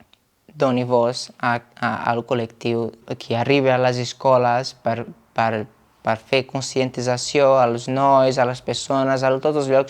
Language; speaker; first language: Catalan; non-native, fluent; Portuguese